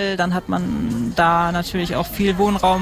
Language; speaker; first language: German; native; German